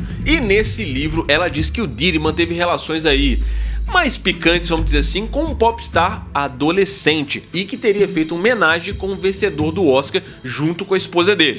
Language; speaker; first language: Portuguese; native; Portuguese